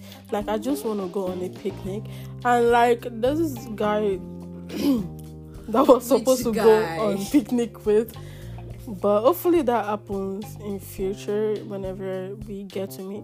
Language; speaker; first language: English; non-native, local second language; Yoruba